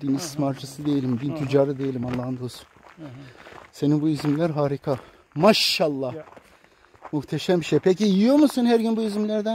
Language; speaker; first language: Turkish; native; Turkish